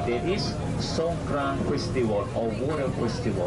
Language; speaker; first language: English; non-native, learner; Thai